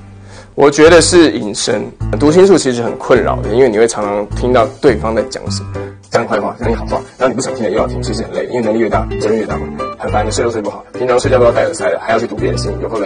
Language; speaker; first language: Chinese; native; Chinese